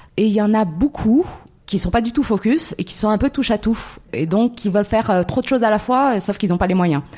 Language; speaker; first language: French; non-native, local second language; Arabic